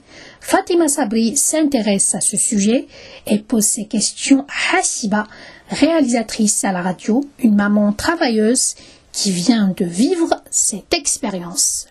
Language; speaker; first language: French; non-native, local second language; Arabic